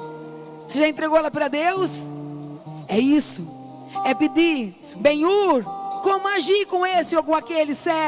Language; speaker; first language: Portuguese; native; Portuguese